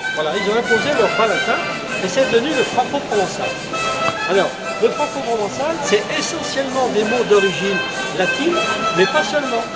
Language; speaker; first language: French; native; French